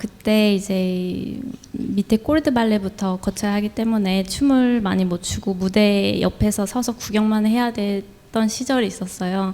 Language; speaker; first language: Korean; native; Korean